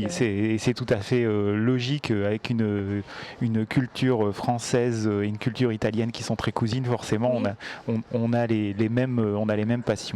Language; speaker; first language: French; native; French